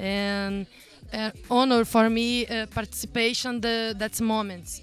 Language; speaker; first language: English; non-native, learner; Portuguese